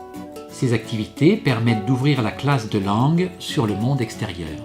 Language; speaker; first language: French; native; French